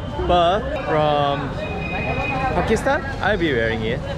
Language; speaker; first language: English; non-native, learner; Korean